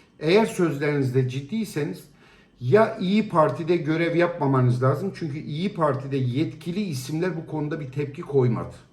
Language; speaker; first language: Turkish; native; Turkish